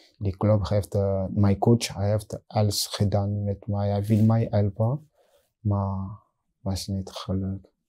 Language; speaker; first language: Dutch; non-native, learner; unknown